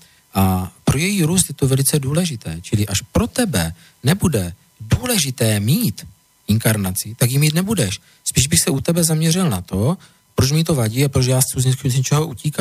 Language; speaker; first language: Czech; native; Czech